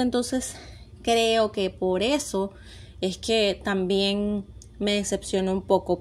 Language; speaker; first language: Spanish; native; Spanish